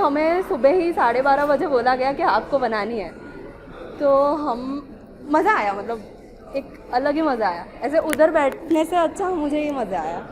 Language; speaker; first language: Hindi; native; Hindi